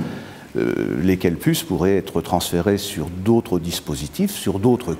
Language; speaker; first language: French; native; French